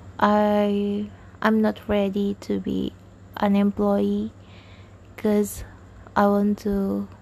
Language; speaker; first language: English; non-native, learner; Indonesian